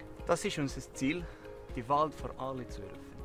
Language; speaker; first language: German; non-native, fluent; Hebrew